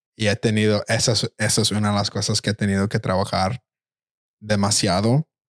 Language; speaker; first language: Spanish; early bilingual, heritage; Spanish